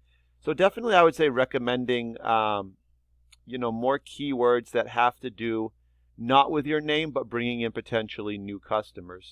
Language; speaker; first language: English; native; English